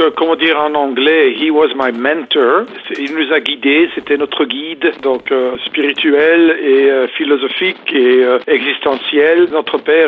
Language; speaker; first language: French; native; French